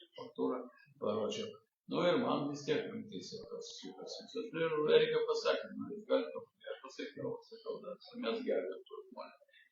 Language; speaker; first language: Lithuanian; non-native, local second language; Russian